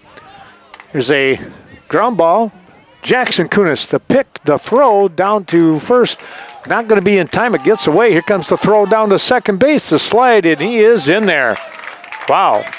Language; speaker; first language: English; native; English